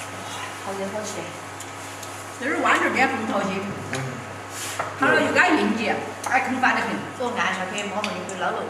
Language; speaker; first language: Chinese; native; Chinese